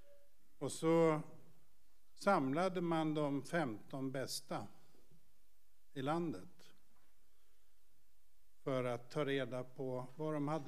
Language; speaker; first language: Swedish; native; Swedish